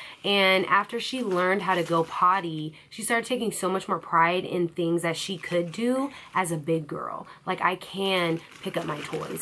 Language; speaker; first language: English; native; English